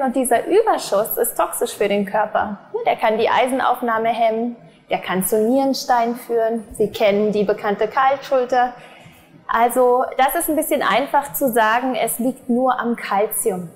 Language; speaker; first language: German; native; German